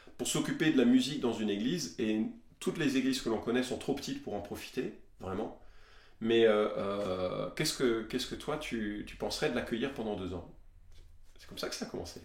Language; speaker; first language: French; native; French